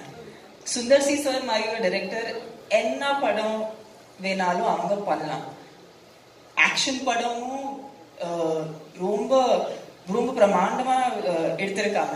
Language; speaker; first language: Tamil; non-native, local second language; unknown